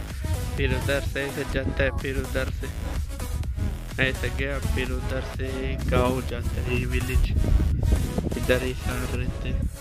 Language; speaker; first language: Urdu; non-native, local second language; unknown